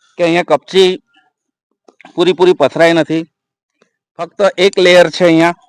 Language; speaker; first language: Gujarati; native; Gujarati